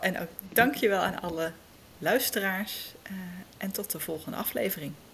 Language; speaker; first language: Dutch; native; Dutch